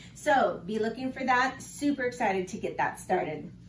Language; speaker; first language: English; native; English